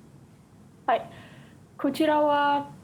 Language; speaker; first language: Japanese; non-native, learner; Malay